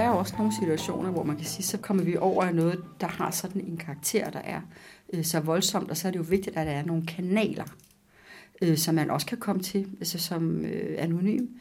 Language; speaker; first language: Danish; native; Danish